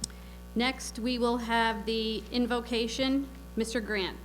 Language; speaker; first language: English; native; English